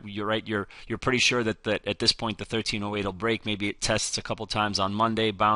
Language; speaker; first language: English; native; English